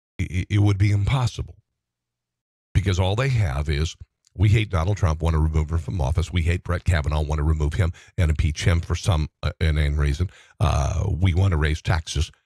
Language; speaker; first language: English; native; English